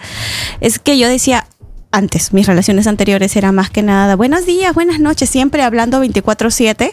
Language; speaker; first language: Spanish; native; Spanish